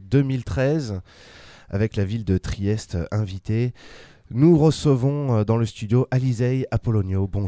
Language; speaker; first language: French; native; French